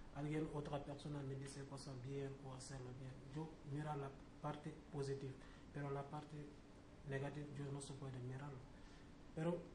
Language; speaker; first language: Spanish; non-native, learner; Wolof